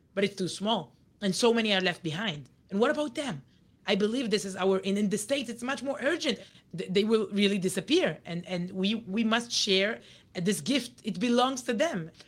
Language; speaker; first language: English; non-native, fluent; Hebrew